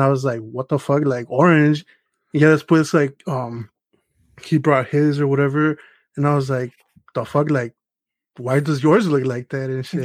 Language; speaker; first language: English; early bilingual, other home language; Spanish